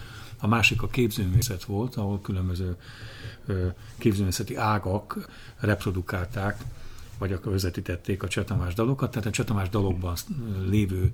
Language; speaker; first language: Hungarian; native; Hungarian